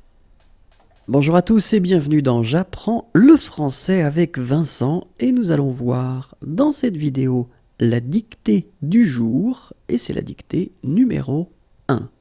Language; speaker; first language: French; native; French